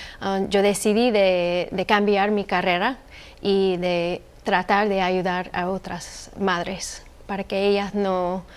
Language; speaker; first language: Spanish; non-native, fluent; English